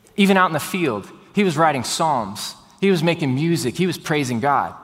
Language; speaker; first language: English; native; English